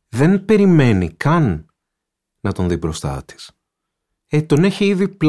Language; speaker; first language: Greek; native; Greek